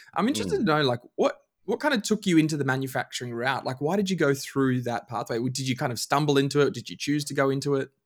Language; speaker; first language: English; native; English